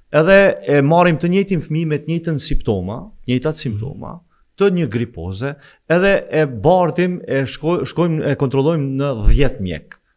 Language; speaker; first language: Albanian; native; Albanian